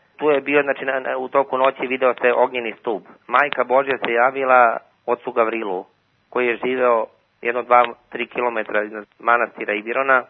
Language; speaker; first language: Serbian; native; Serbian